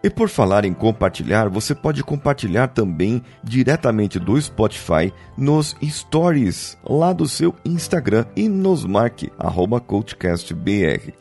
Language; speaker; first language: Portuguese; native; Portuguese